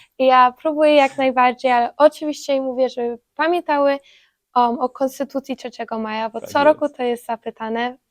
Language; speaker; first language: Polish; early bilingual, heritage; Polish